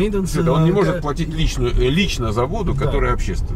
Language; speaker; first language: Russian; native; Russian